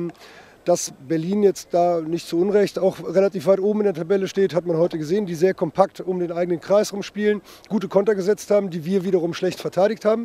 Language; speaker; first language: German; native; German